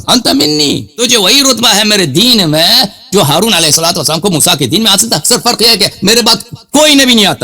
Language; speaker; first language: Urdu; non-native, fluent; Persian